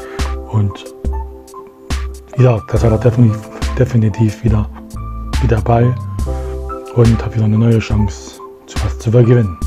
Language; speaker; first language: German; native; German